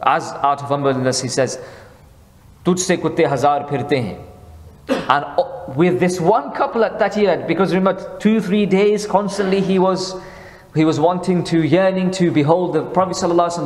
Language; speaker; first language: English; early bilingual, other home language; Hindi